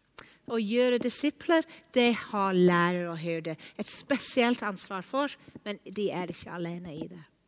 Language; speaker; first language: Norwegian; non-native, fluent; English